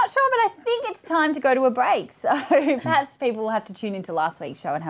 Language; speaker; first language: English; native; English